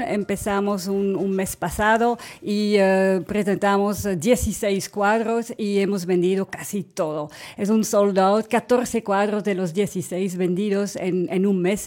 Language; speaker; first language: Spanish; non-native, fluent; French